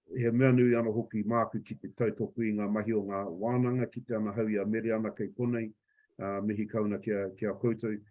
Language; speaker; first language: Māori; non-native, local second language; English